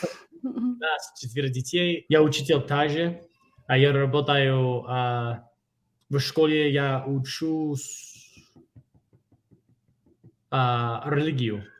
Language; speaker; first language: Russian; non-native, fluent; English